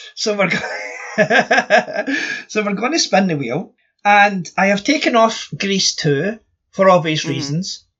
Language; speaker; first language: English; native; English